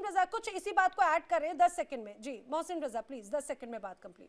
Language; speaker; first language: Hindi; native; Hindi